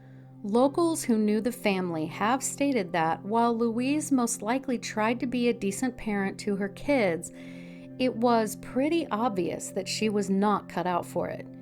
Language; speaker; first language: English; native; English